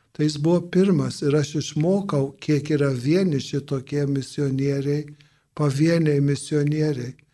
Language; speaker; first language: Lithuanian; early bilingual, heritage; Lithuanian